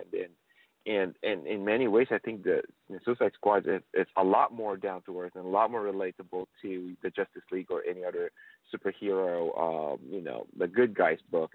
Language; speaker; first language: English; non-native, local second language; Filipino